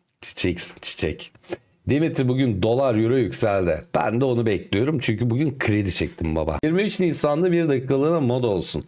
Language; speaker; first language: Turkish; native; Turkish